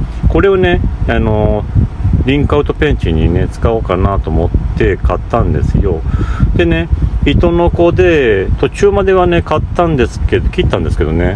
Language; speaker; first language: Japanese; native; Japanese